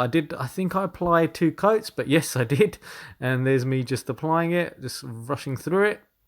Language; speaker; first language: English; native; English